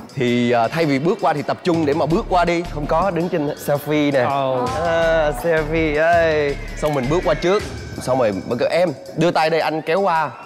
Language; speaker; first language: Vietnamese; native; Vietnamese